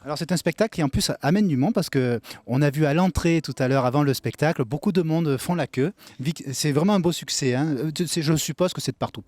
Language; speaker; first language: French; native; French